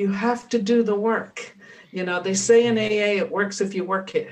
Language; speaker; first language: English; native; English